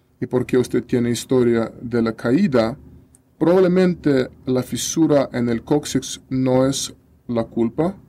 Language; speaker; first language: Spanish; non-native, learner; Russian